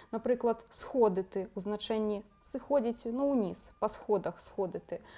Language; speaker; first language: Belarusian; native; Belarusian